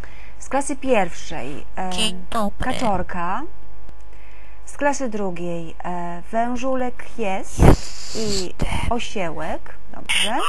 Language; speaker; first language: Polish; native; Polish